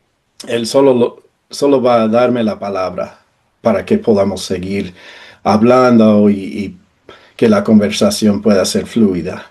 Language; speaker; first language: Spanish; non-native, fluent; English